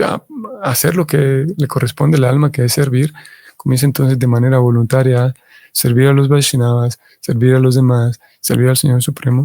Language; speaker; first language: Spanish; native; Spanish